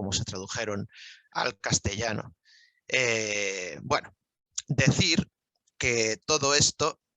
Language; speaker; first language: Spanish; native; Spanish